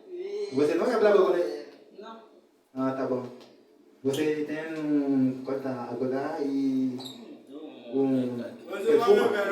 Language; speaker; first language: Portuguese; non-native, learner; Haitian Creole